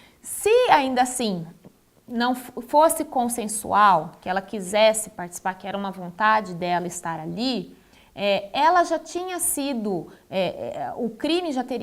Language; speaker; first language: Portuguese; native; Portuguese